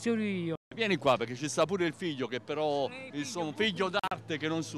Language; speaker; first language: Italian; native; Italian